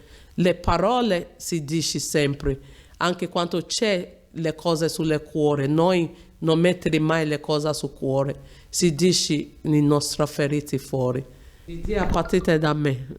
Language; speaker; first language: Italian; non-native, learner; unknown